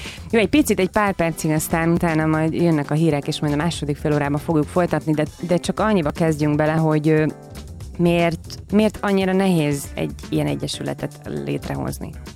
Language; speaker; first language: Hungarian; native; Hungarian